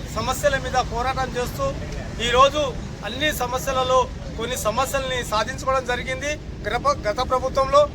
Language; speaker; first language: Telugu; non-native, local second language; Lambadi